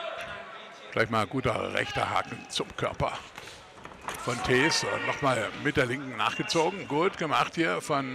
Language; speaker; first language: German; native; German